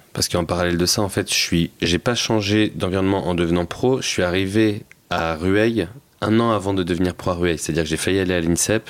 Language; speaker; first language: French; native; French